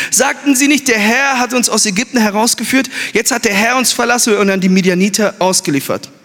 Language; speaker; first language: German; early bilingual, other home language; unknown